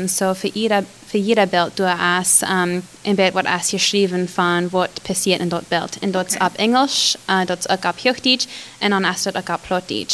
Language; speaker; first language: German; non-native, learner; Plautdietsch